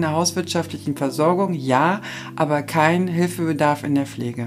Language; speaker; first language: German; native; German